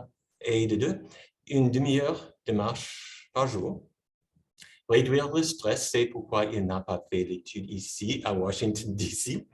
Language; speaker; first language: French; non-native, fluent; English